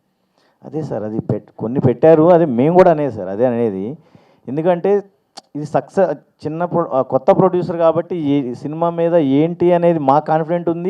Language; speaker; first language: Telugu; native; Telugu